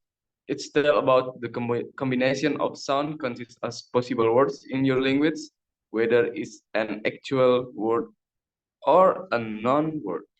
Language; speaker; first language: English; non-native, learner; Indonesian